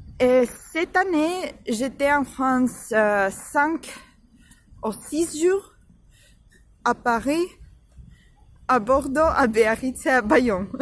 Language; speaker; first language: French; non-native, learner; Ukrainian